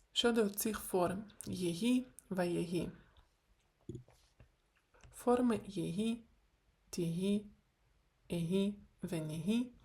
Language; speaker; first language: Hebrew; non-native, fluent; Ukrainian